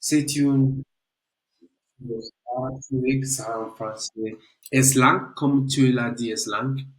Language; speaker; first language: French; non-native, learner; Spanish